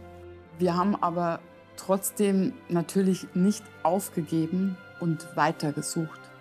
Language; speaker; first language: German; native; German